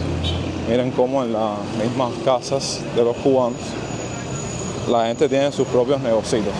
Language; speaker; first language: Spanish; native; Spanish